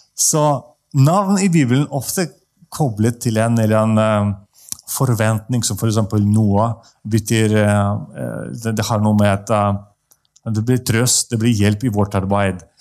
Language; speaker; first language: Norwegian; non-native, fluent; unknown